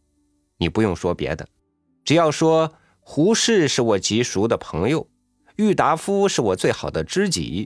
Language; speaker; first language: Chinese; native; Chinese